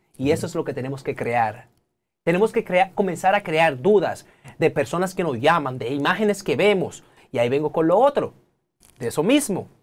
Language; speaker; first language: Spanish; native; Spanish